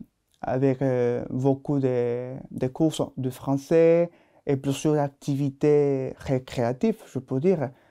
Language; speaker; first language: French; non-native, learner; Spanish